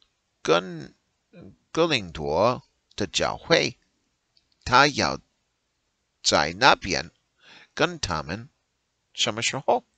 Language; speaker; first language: Chinese; non-native, learner; English